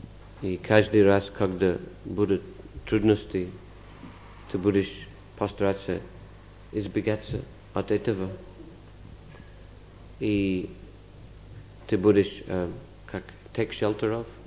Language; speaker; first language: Russian; non-native, fluent; English